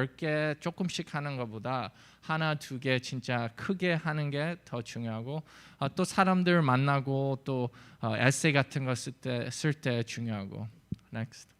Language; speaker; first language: Korean; early bilingual, heritage; English